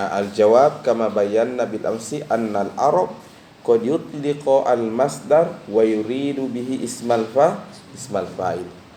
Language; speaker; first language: Arabic; non-native, fluent; Indonesian